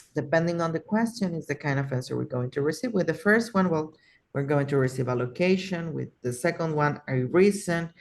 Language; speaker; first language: English; non-native, fluent; Spanish